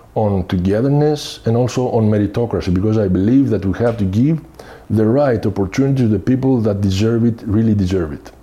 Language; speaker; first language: English; non-native, fluent; Greek